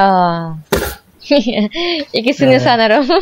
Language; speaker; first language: Turkish; non-native, learner; Indonesian